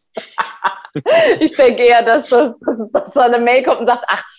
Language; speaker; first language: German; native; German